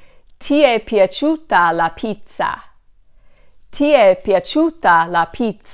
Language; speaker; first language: Italian; non-native, fluent; English